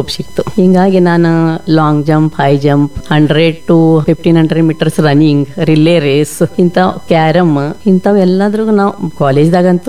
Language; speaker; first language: Kannada; non-native, local second language; Marathi